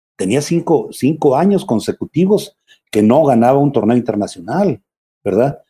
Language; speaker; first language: Spanish; native; Spanish